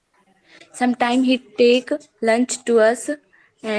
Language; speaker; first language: English; non-native, learner; Hindi